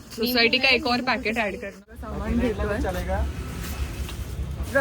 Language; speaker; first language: Hindi; non-native, local second language; Marathi